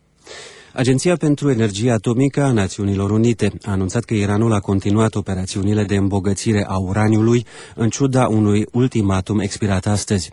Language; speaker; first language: Romanian; native; Romanian